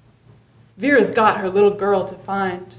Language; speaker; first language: English; native; English